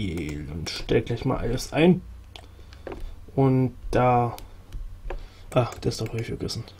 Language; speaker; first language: German; native; German